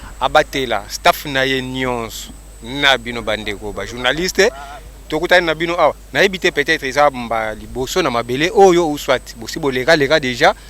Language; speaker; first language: Lingala; non-native, local second language; Kongo